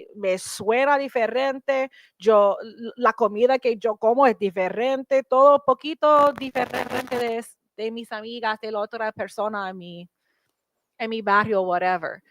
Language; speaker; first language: Spanish; non-native, learner; English